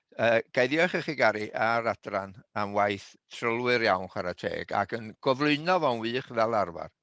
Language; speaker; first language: Welsh; native; Welsh